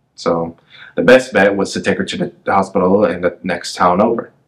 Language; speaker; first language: English; native; English